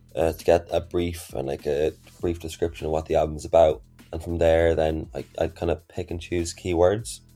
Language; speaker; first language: English; native; English